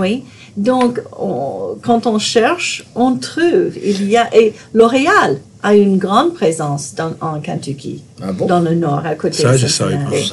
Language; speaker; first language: French; non-native, fluent; English